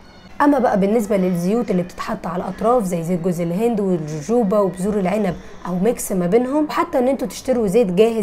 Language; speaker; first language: Arabic; native; Arabic